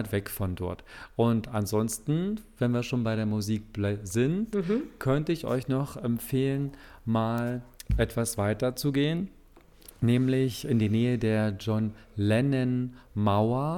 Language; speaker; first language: German; native; German